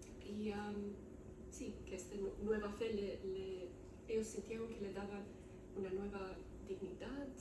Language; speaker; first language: Spanish; non-native, learner; Romanian